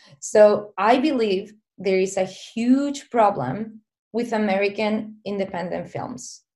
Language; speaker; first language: English; non-native, fluent; Spanish